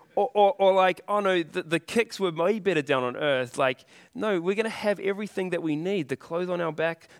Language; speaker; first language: English; native; English